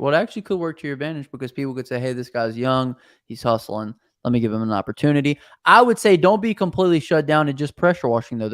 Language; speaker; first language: English; native; English